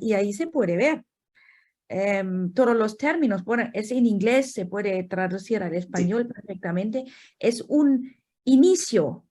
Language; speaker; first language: Spanish; non-native, fluent; German